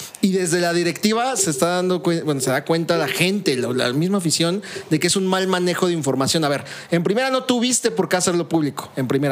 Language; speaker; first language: Spanish; native; Spanish